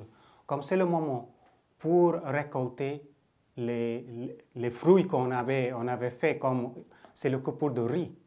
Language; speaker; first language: French; non-native, fluent; Bangla